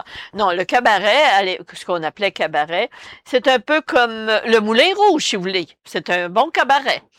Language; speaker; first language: French; native; French